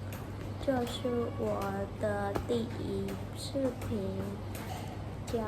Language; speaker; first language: Chinese; non-native, learner; Khmer